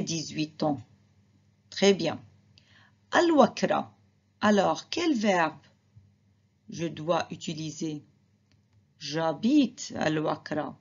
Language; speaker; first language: French; non-native, fluent; Arabic